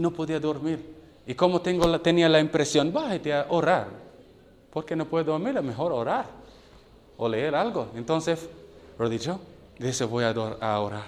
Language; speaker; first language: Spanish; non-native, learner; English